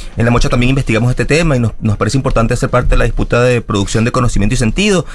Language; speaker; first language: Spanish; native; Spanish